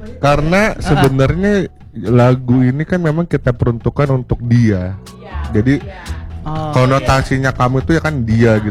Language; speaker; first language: Indonesian; native; Indonesian